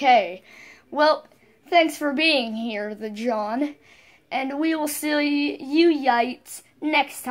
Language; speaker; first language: English; native; English